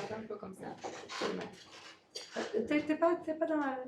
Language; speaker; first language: French; non-native, fluent; Portuguese